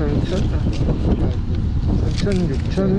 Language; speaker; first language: Korean; native; Korean